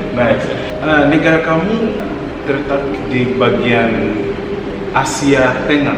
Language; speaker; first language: Indonesian; non-native, fluent; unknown